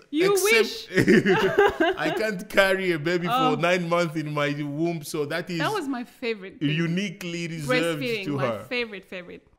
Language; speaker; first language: English; non-native, fluent; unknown